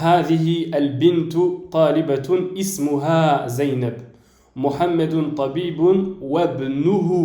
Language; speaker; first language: Arabic; non-native, fluent; French